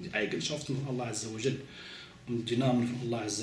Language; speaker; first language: German; non-native, fluent; Arabic